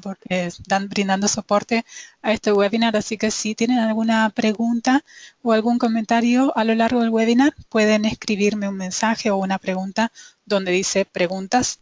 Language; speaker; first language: Spanish; native; Spanish